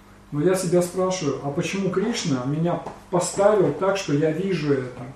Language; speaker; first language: Russian; native; Russian